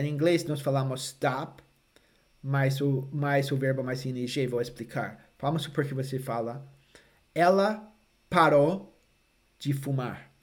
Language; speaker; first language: Portuguese; non-native, fluent; English